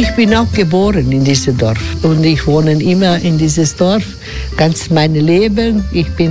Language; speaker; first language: German; non-native, learner; Croatian